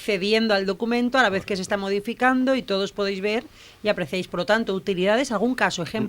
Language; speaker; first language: Spanish; native; Spanish